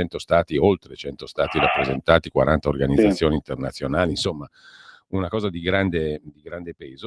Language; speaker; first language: Italian; native; Italian